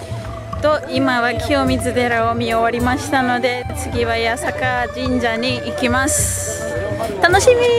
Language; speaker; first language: Japanese; non-native, fluent; Uzbek